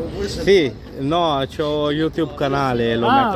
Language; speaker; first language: Italian; non-native, learner; Urdu